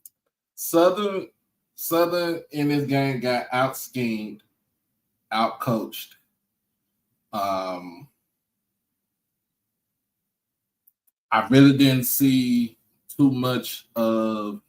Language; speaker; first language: English; native; English